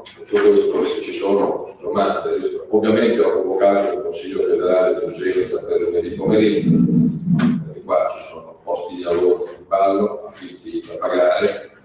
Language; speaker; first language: Italian; native; Italian